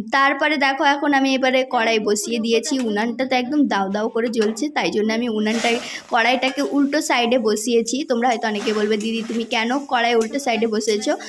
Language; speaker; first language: Bangla; non-native, local second language; Santali